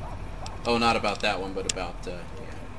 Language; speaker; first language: English; native; English